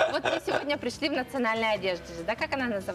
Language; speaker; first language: Russian; native; Russian